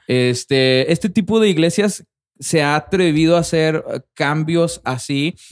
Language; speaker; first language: Spanish; native; Spanish